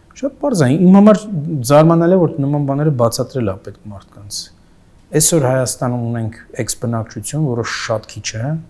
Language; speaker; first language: Armenian; native; Armenian